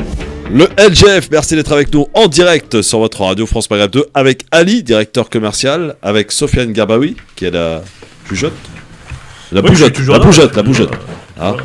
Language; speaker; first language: French; native; French